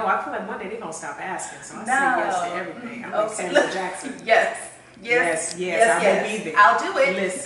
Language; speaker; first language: English; native; English